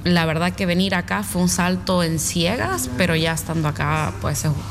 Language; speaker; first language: Spanish; native; Spanish